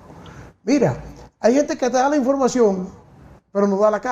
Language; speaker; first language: Spanish; native; Spanish